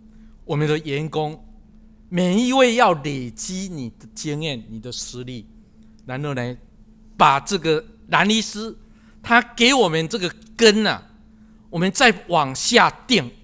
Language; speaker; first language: Chinese; non-native, local second language; Min Nan Chinese